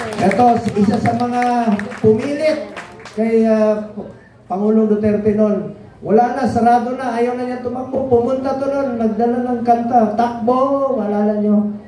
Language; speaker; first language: Filipino; non-native, local second language; Cebuano